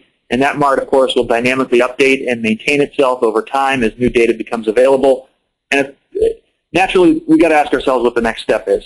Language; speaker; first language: English; native; English